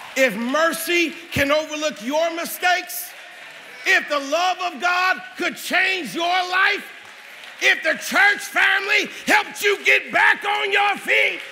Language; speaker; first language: English; native; English